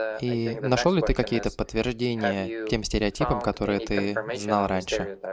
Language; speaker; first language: Russian; non-native, fluent; English